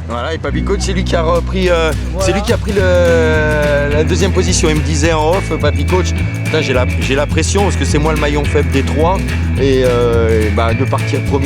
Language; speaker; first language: French; native; French